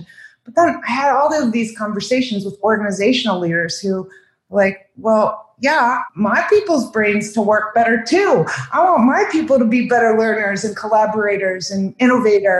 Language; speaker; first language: English; native; English